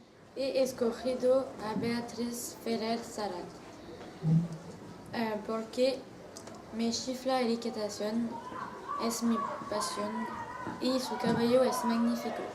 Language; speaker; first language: Spanish; non-native, learner; French